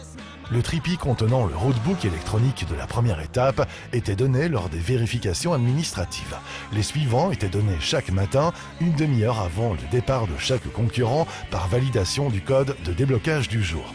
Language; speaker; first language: French; native; French